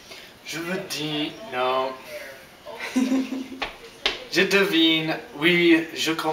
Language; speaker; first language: French; non-native, learner; English